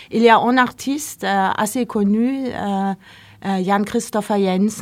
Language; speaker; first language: French; non-native, learner; Norwegian